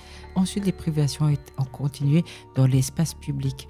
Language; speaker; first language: French; early bilingual, other home language; Persian